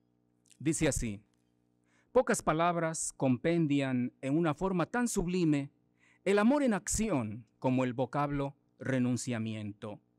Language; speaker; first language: Spanish; native; Spanish